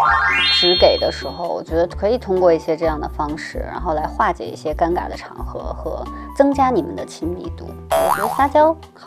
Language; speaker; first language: Chinese; native; Chinese